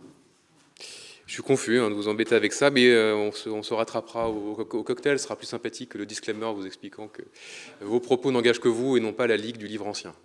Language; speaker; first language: French; native; French